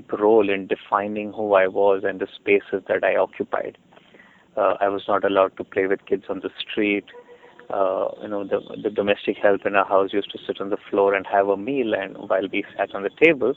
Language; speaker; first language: English; non-native, local second language; Hindi